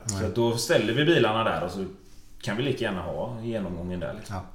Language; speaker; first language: Swedish; native; Swedish